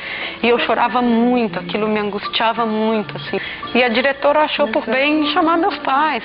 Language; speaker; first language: Portuguese; native; Portuguese